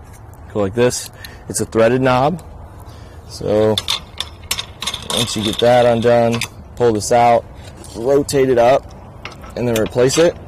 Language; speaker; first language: English; native; English